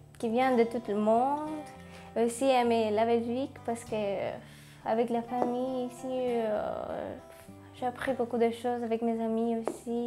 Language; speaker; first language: French; non-native, learner; Spanish